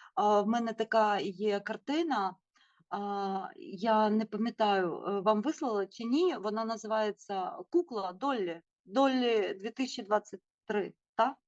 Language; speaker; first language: Ukrainian; non-native, local second language; Russian